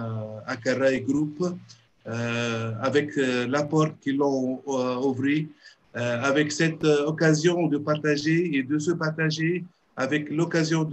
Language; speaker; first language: French; non-native, local second language; Arabic